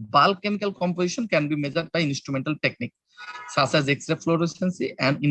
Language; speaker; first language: English; non-native, local second language; Bangla